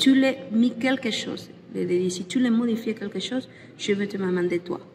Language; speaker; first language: French; non-native, learner; Spanish